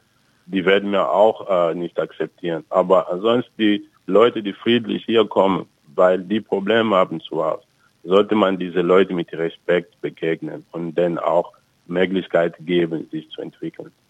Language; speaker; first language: German; non-native, fluent; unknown